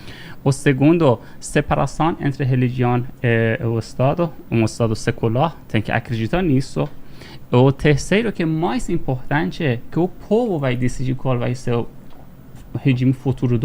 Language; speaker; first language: Portuguese; non-native, fluent; Persian